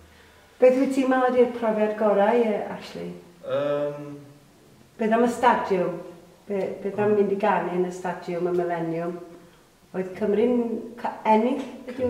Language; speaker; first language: Welsh; native; Welsh